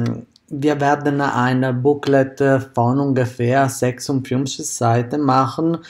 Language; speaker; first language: German; non-native, fluent; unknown